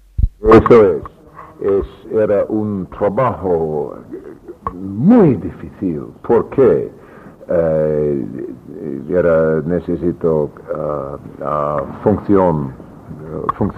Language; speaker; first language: Spanish; non-native, learner; English